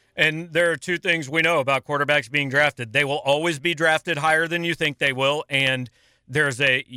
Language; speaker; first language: English; native; English